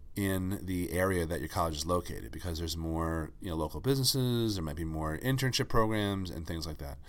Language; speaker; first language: English; native; English